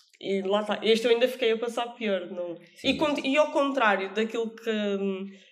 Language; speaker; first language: Portuguese; native; Portuguese